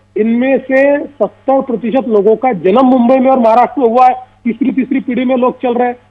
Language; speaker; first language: Hindi; non-native, local second language; Marathi